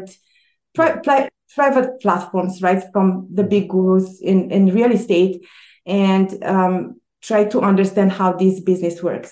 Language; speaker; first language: English; non-native, fluent; Romanian